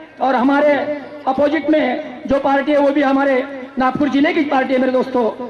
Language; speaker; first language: Hindi; non-native, local second language; Marathi